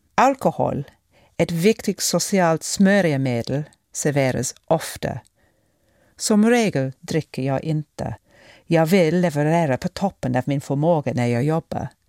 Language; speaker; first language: Swedish; non-native, fluent; English